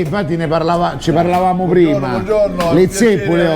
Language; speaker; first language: Italian; native; Italian